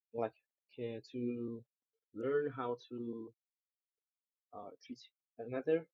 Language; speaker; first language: English; non-native, learner; Vietnamese